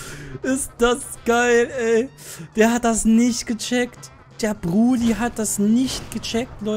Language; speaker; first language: German; native; German